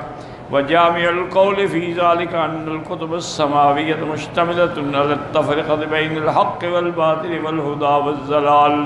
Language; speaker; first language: Arabic; non-native, fluent; Urdu